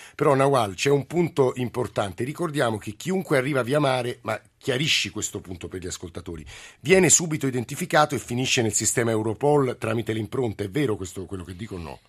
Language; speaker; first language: Italian; native; Italian